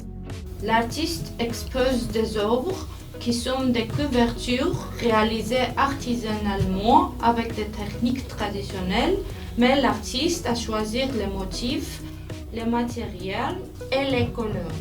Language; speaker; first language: French; non-native, learner; Armenian